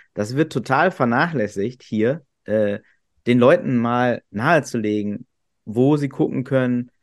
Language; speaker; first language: German; native; German